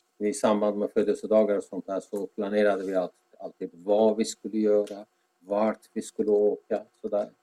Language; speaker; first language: Swedish; non-native, fluent; Azerbaijani